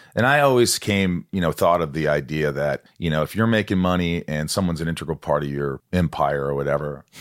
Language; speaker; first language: English; native; English